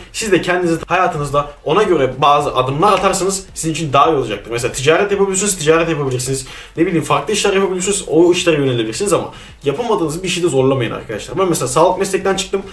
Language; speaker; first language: Turkish; native; Turkish